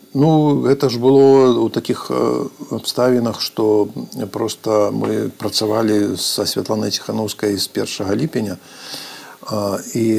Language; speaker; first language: Belarusian; native; Belarusian